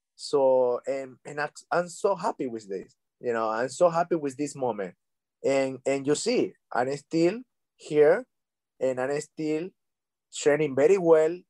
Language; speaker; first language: English; non-native, learner; Spanish